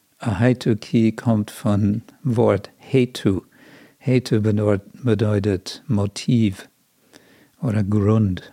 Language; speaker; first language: German; non-native, fluent; English